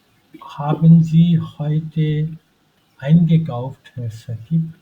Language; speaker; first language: German; non-native, fluent; Bangla